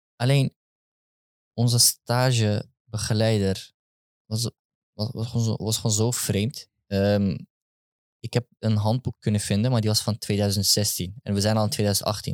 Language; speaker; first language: Dutch; early bilingual, other home language; Turkish